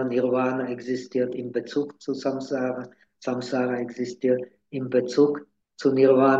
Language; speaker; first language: German; non-native, fluent; Czech